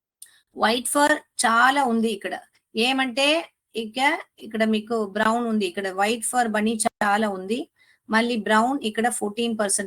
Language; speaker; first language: Telugu; non-native, learner; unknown